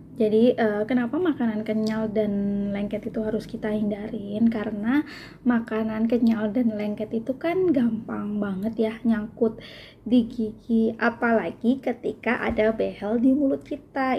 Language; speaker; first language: Indonesian; native; Indonesian